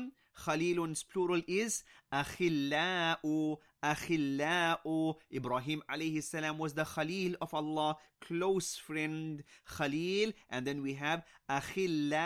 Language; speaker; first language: Arabic; non-native, fluent; English